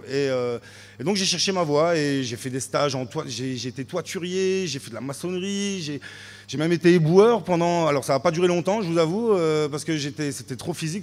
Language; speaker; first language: French; native; French